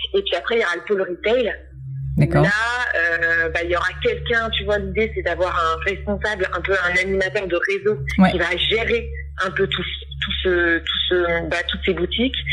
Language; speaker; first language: French; native; French